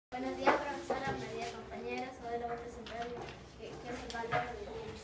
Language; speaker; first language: Spanish; native; Spanish